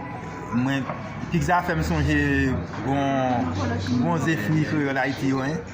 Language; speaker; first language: French; non-native, learner; Haitian Creole